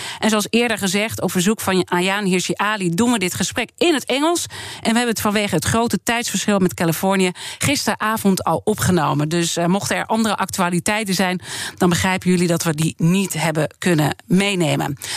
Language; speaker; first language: Dutch; native; Dutch